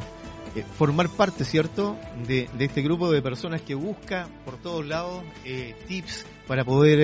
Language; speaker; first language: Spanish; native; Spanish